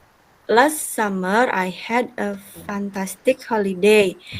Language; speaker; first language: English; non-native, learner; Indonesian